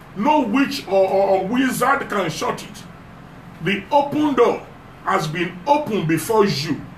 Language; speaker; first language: English; non-native, local second language; Yoruba